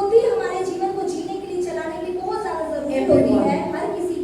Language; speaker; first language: Hindi; native; Hindi